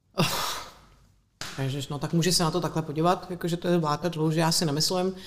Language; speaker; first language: Czech; native; Czech